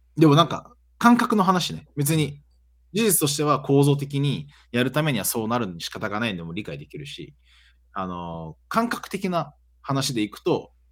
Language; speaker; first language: Japanese; early bilingual, other home language; Portuguese